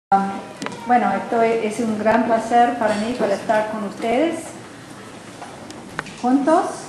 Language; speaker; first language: Spanish; non-native, learner; English